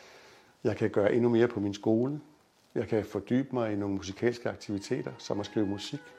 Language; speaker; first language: Danish; native; Danish